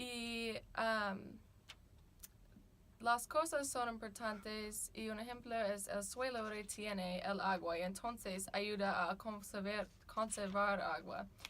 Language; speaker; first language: Spanish; non-native, learner; English